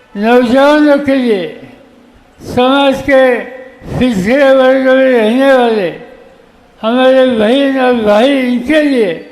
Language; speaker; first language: Hindi; non-native, local second language; Marathi